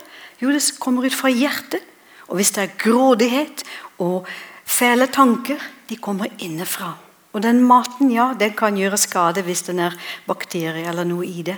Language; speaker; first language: Norwegian; non-native, fluent; English